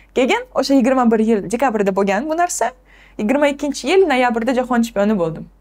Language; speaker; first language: Uzbek; non-native, local second language; Russian